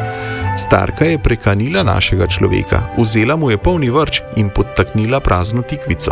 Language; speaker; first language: Slovenian; native; Slovenian